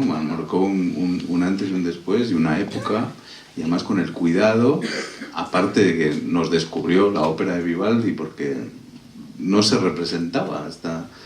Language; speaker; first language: Spanish; native; Spanish